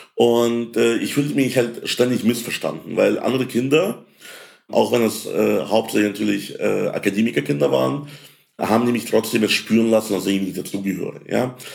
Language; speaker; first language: German; early bilingual, other home language; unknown